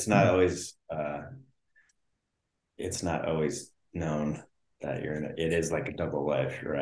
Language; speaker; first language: English; native; English